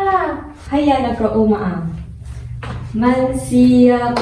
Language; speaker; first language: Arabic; non-native, learner; Malay